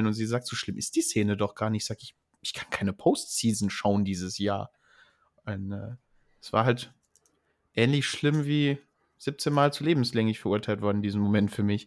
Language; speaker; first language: German; native; German